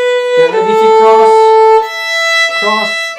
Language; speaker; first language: English; native; English